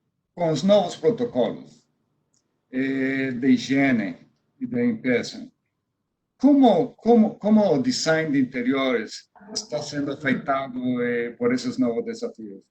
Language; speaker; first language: Portuguese; non-native, fluent; Spanish